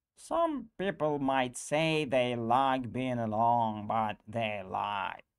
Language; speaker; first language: English; non-native, learner; Russian